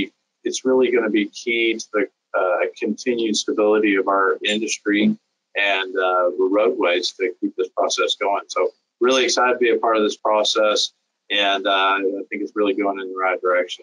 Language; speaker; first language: English; native; English